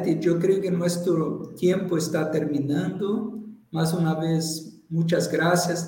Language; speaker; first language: Spanish; non-native, learner; Portuguese